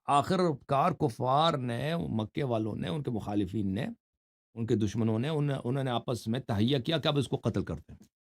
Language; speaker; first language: Urdu; non-native, fluent; Persian